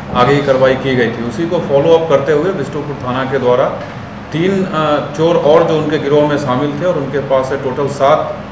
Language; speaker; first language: Hindi; native; Hindi